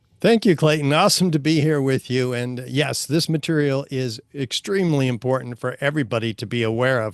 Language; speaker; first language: English; native; English